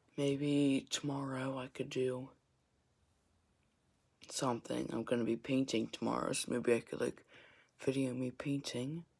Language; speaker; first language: English; native; English